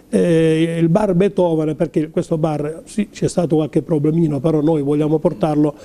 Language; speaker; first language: Italian; native; Italian